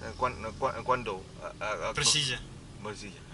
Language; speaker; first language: Portuguese; non-native, learner; Vietnamese